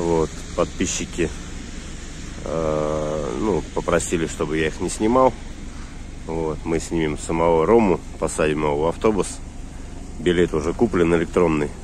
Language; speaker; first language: Russian; native; Russian